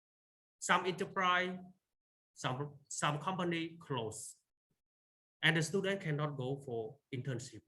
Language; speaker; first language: English; non-native, learner; Khmer